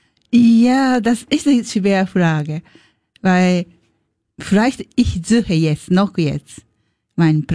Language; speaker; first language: German; non-native, learner; Japanese